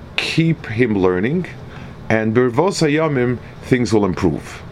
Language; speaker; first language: English; native; English